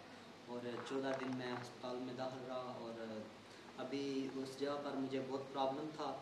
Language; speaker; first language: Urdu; non-native, local second language; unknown